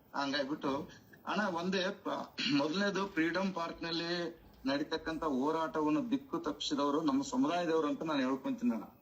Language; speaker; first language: Kannada; native; Kannada